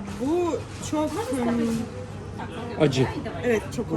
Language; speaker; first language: Turkish; non-native, learner; Ukrainian